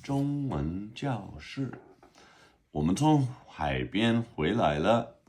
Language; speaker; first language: Chinese; non-native, fluent; English